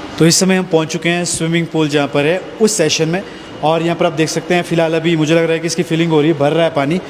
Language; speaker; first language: Hindi; native; Hindi